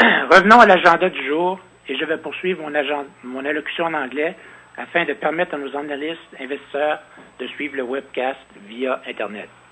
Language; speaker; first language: French; native; French